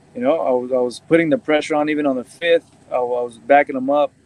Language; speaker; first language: English; native; English